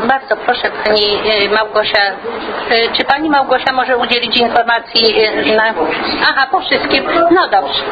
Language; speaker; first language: Polish; native; Polish